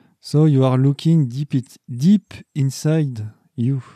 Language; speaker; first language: English; non-native, learner; French